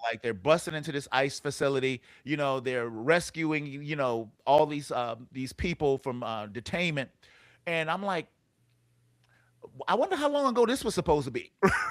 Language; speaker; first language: English; native; English